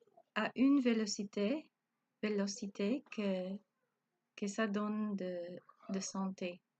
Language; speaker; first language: French; non-native, learner; Spanish